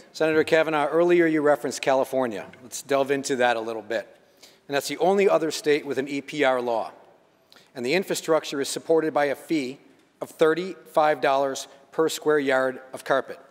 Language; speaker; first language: English; native; English